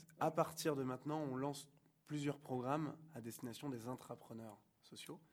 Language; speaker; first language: French; native; French